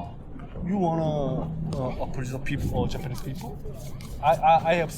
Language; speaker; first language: English; non-native, learner; Japanese